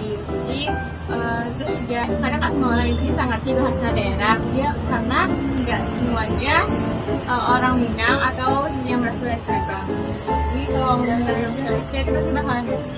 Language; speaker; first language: Indonesian; non-native, local second language; Minangkabau